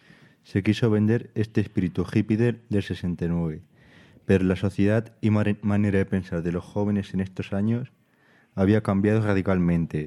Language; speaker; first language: Spanish; native; Spanish